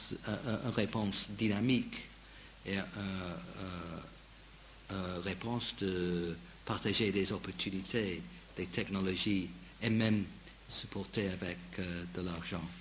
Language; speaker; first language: French; non-native, fluent; English